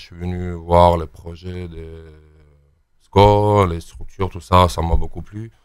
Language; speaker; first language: French; non-native, fluent; Georgian